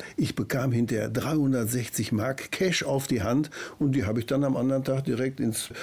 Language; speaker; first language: German; native; German